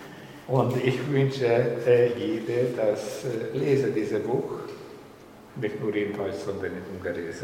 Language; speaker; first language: German; non-native, learner; Hungarian